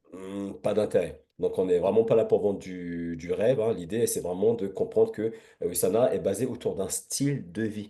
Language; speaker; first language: French; native; French